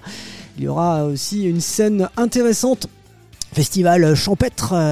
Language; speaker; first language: French; native; French